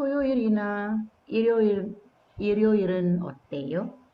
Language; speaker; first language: Korean; non-native, learner; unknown